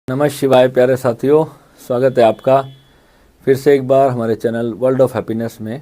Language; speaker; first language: Hindi; native; Hindi